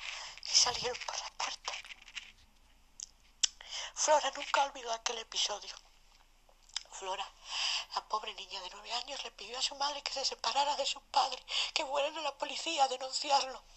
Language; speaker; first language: Spanish; native; Spanish